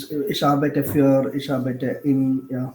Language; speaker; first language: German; non-native, learner; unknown